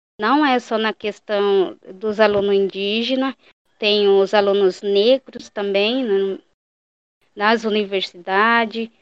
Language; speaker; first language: Portuguese; non-native, local second language; Guarani